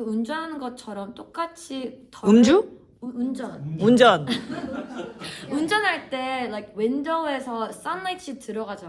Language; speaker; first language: Korean; early bilingual, heritage; Korean